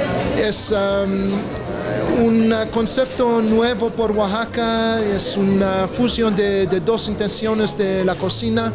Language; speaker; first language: Spanish; non-native, fluent; Greek